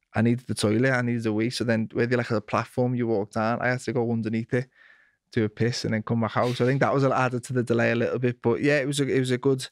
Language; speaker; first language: English; native; English